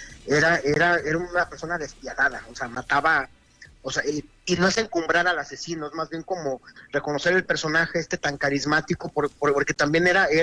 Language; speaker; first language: Spanish; native; Spanish